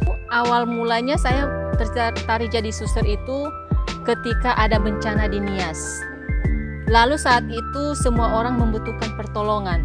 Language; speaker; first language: Indonesian; non-native, local second language; Nias